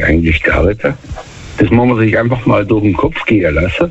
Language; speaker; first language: German; native; German